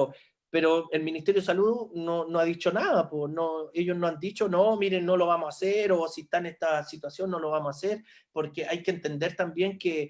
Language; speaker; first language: Spanish; native; Spanish